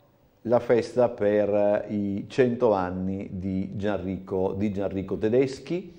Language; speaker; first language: Italian; native; Italian